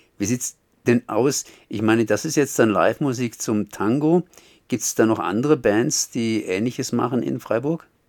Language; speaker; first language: German; native; German